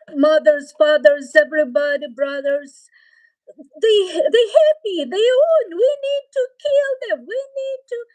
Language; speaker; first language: English; non-native, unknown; Ukrainian